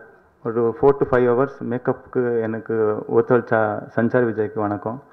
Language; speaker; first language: Tamil; non-native, learner; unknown